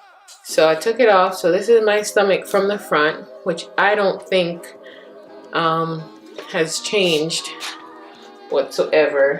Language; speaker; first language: English; native; English